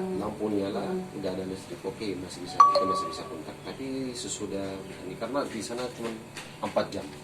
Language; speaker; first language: Indonesian; non-native, fluent; Arabic